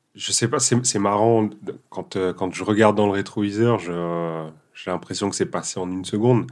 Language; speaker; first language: French; early bilingual, other home language; Portuguese